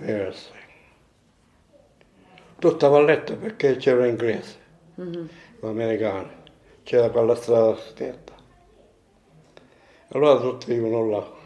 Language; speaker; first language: Italian; non-native, learner; Maltese